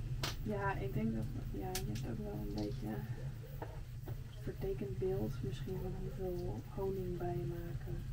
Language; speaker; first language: Dutch; native; Dutch